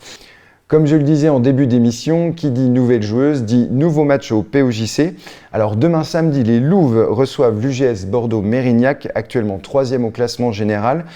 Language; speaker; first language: French; native; French